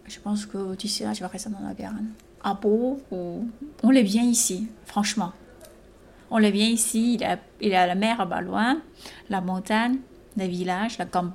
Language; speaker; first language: French; non-native, fluent; Chinese